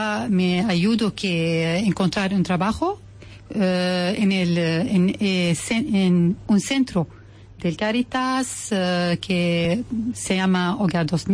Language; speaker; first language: Spanish; non-native, learner; Arabic